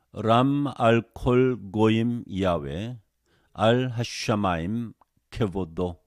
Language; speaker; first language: Hebrew; non-native, fluent; Korean